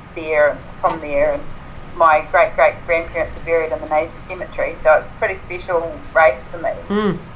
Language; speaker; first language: English; native; English